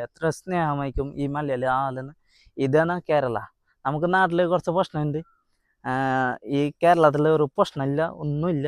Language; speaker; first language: Malayalam; non-native, local second language; Assamese